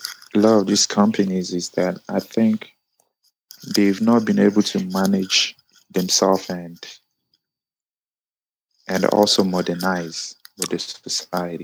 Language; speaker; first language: English; non-native, local second language; Yoruba